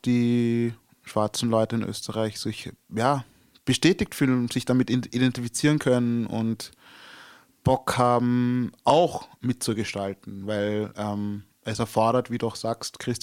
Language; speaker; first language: German; early bilingual, other home language; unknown